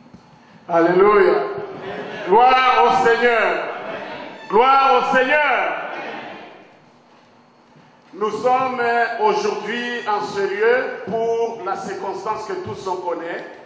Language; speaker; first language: French; non-native, local second language; Lingala